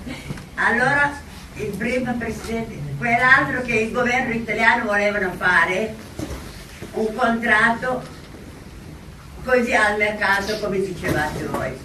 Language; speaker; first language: Italian; non-native, local second language; Somali